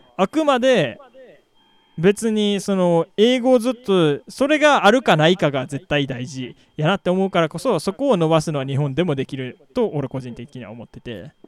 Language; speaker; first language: Japanese; native; Japanese